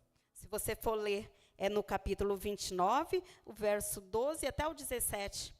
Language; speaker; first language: Portuguese; native; Portuguese